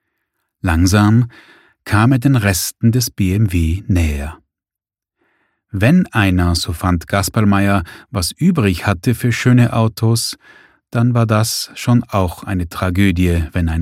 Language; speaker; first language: German; native; German